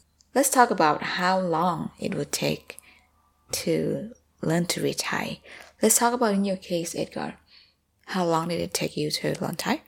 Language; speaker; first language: English; non-native, fluent; Thai